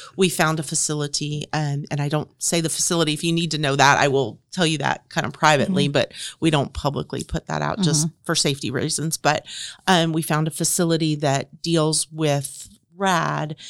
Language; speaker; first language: English; native; English